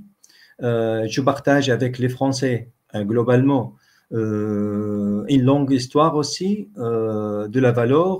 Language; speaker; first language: French; non-native, fluent; Arabic